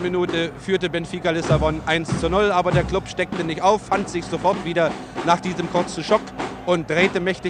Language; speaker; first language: German; native; German